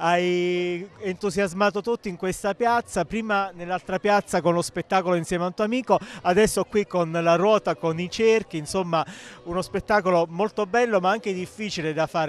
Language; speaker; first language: Italian; native; Italian